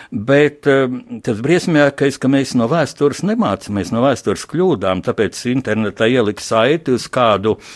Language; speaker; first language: Latvian; native; Latvian